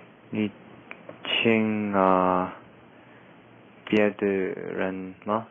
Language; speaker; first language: Chinese; non-native, learner; English